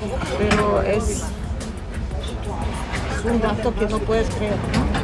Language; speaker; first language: Spanish; non-native, fluent; Serbian